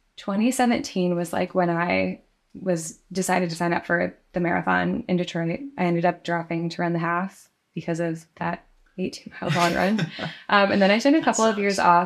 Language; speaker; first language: English; native; English